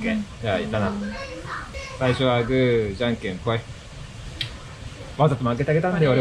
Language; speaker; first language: Japanese; native; Japanese